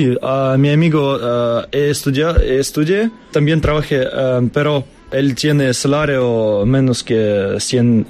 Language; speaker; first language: Spanish; non-native, learner; Russian